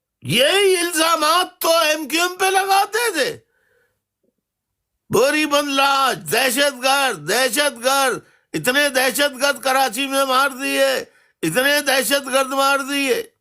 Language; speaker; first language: Urdu; native; Urdu